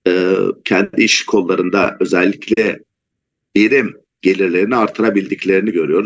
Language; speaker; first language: Turkish; native; Turkish